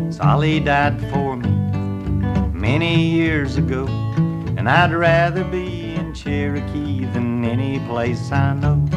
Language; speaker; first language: English; native; English